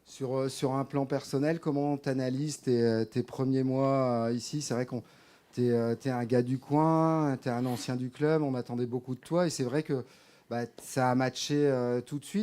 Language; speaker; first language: French; native; French